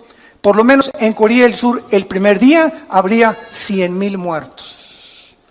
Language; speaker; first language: Spanish; native; Spanish